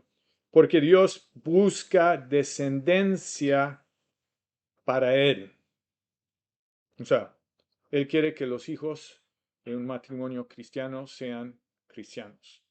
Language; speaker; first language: Spanish; non-native, fluent; English